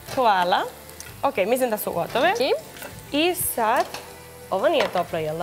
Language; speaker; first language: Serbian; non-native, learner; Spanish